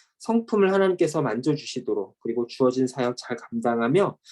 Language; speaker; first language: Korean; native; Korean